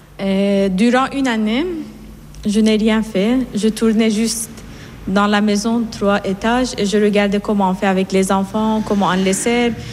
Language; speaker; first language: French; non-native, fluent; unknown